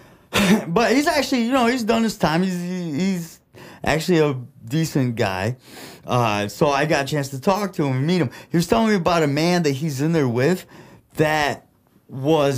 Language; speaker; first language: English; early bilingual, other home language; Russian